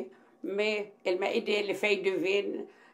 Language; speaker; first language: French; non-native, local second language; Arabic